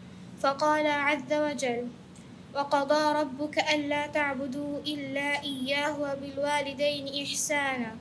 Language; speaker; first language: Arabic; non-native, learner; Bangla